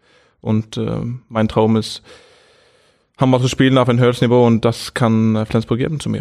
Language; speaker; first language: German; non-native, fluent; Norwegian